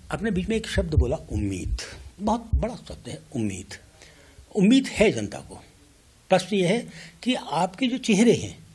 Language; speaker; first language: Hindi; native; Hindi